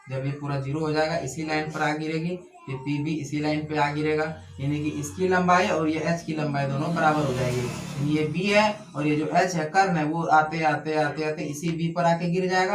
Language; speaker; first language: Hindi; native; Hindi